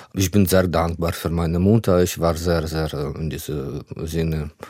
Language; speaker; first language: German; non-native, fluent; Ukrainian